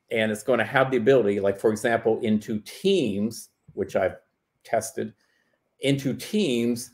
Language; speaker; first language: English; native; English